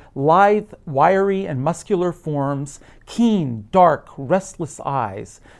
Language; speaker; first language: English; early bilingual, other home language; Arabic